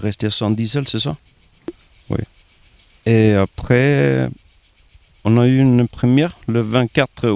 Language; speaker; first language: French; non-native, fluent; Swedish